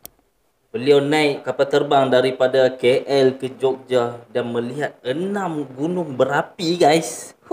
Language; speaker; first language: Malay; native; Malay